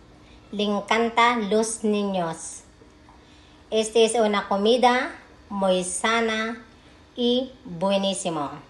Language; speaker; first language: Spanish; non-native, learner; Filipino